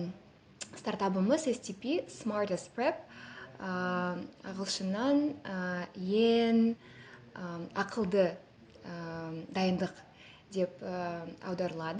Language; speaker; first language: Kazakh; non-native, local second language; Russian